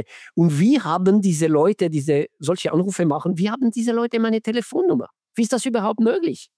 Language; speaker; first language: German; non-native, fluent; French